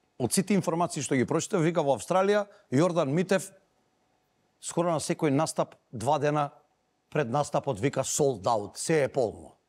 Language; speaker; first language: Macedonian; native; Macedonian